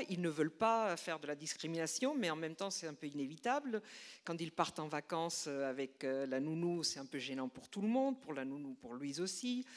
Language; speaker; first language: French; non-native, fluent; Spanish